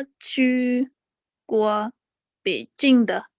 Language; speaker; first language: Chinese; non-native, learner; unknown